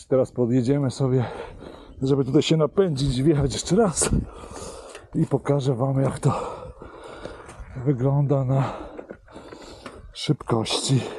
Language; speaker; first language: Polish; native; Polish